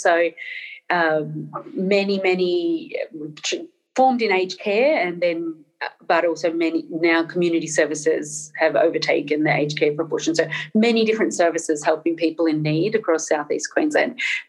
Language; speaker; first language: English; native; English